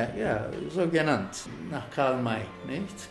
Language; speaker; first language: German; non-native, fluent; Turkish